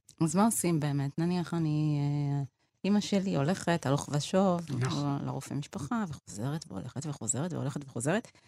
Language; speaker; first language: Hebrew; early bilingual, other home language; Amharic